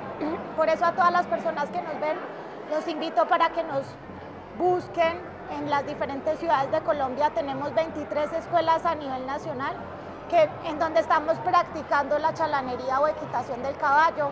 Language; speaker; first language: Spanish; native; Spanish